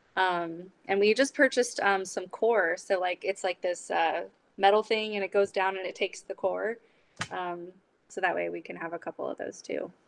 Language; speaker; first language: English; native; English